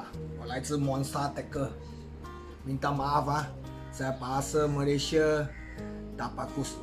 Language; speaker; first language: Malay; non-native, local second language; Chinese